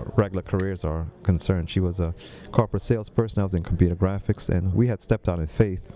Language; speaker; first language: English; native; English